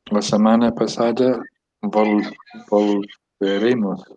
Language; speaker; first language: Spanish; non-native, learner; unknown